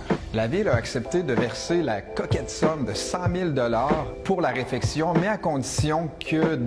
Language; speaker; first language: French; native; French